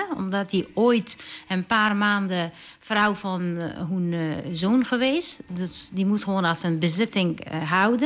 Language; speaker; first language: Dutch; non-native, learner; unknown